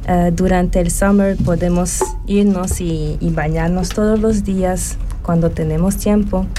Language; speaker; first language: Spanish; early bilingual, heritage; Spanish